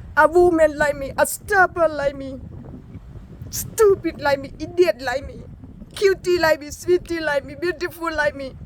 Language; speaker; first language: English; non-native, learner; Thai